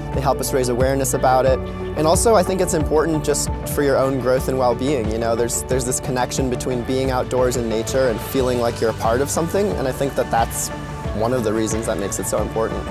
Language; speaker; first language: English; native; English